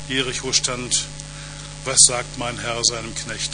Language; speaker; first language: German; native; German